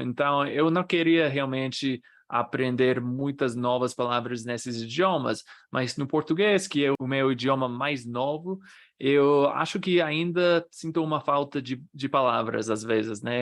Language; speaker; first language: Portuguese; non-native, fluent; English